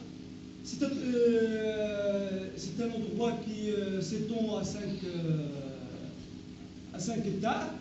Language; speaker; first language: French; non-native, local second language; Arabic